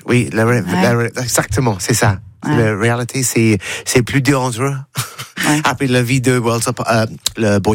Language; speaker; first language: French; non-native, learner; English